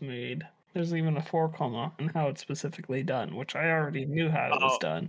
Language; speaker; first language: English; native; English